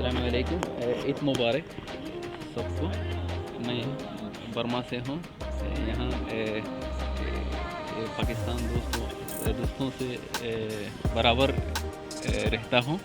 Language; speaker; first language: Hindi; non-native, learner; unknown